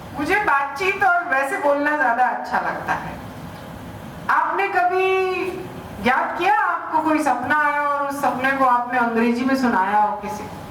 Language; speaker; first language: Hindi; native; Hindi